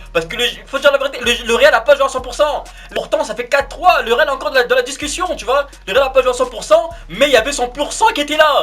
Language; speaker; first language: French; native; French